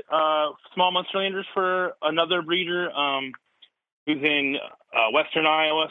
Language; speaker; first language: English; native; English